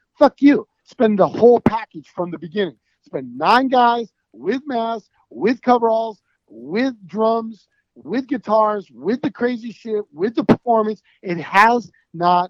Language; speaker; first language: English; native; English